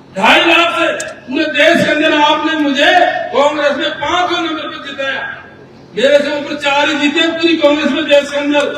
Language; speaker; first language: Hindi; native; Hindi